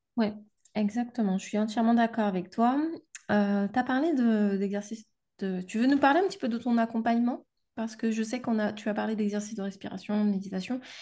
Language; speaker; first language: French; native; French